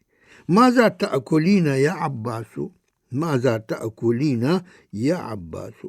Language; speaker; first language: Arabic; non-native, fluent; Urdu